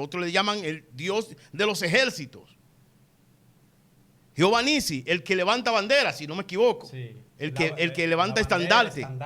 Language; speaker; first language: Spanish; native; Spanish